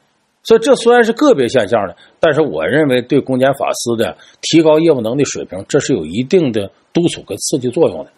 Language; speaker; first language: Chinese; native; Chinese